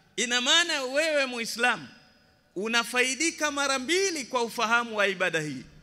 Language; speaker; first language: Swahili; native; Swahili